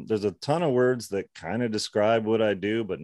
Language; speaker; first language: English; native; English